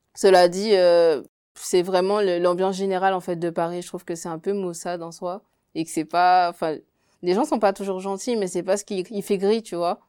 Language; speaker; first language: French; native; French